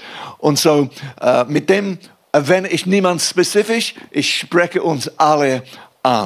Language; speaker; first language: German; non-native, fluent; English